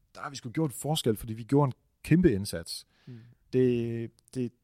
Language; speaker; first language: Danish; non-native, fluent; Dutch